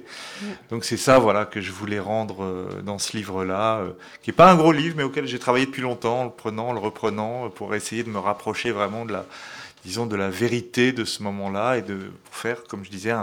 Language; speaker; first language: French; native; French